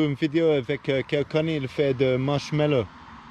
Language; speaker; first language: French; non-native, learner; English